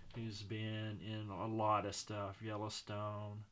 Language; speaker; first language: English; native; English